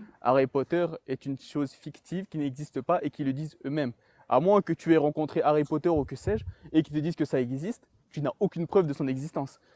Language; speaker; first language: French; early bilingual, other home language; Chechen